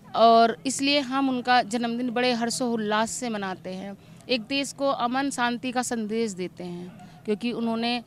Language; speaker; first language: Hindi; native; Hindi